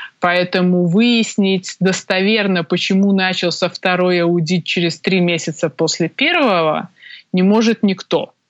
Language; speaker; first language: Russian; native; Russian